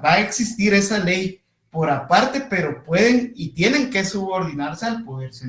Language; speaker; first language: Spanish; native; Spanish